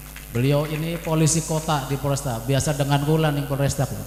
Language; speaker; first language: Malay; non-native, local second language; Javanese